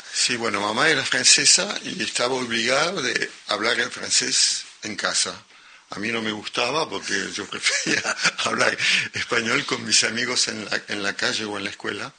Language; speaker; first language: Spanish; non-native, local second language; French